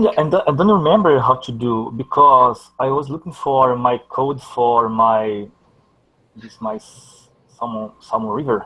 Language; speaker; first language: English; non-native, learner; Portuguese